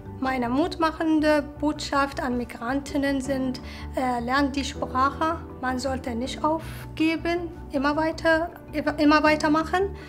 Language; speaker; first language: German; non-native, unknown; Arabic